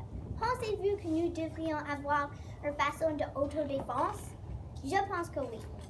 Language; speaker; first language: French; non-native, learner; English